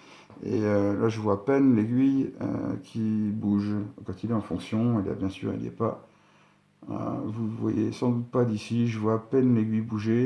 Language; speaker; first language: French; native; French